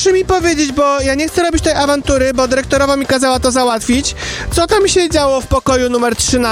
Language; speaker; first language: Polish; native; Polish